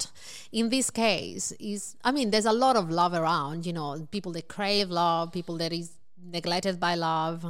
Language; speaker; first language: English; non-native, fluent; Italian